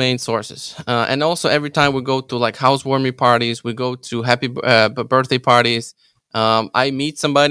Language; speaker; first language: English; non-native, fluent; Ukrainian